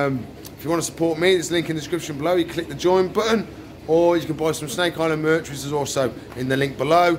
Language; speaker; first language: English; native; English